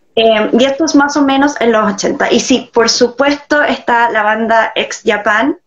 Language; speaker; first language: Spanish; native; Spanish